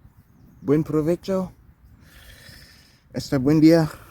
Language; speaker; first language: Spanish; non-native, learner; English